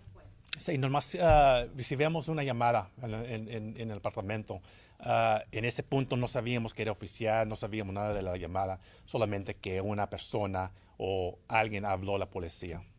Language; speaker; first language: Spanish; early bilingual, heritage; English